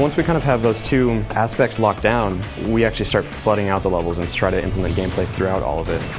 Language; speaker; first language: English; native; English